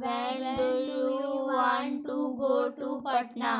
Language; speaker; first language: English; non-native, learner; Hindi